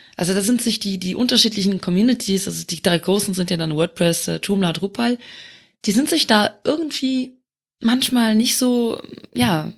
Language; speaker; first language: German; non-native, local second language; Luxembourgish